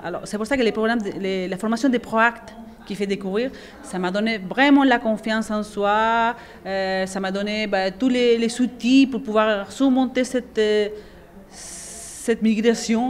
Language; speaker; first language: French; non-native, fluent; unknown